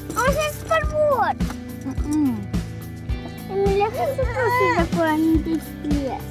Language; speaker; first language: Russian; early bilingual, heritage; Russian